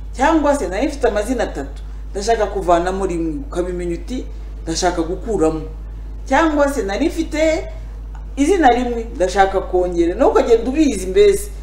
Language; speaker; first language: Kinyarwanda; native; Kinyarwanda